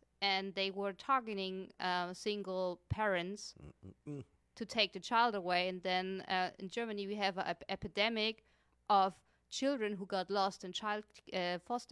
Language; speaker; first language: English; non-native, fluent; German